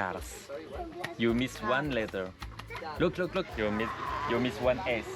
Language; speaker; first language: English; non-native, learner; French